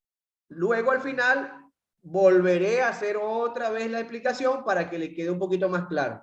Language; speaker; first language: Spanish; native; Spanish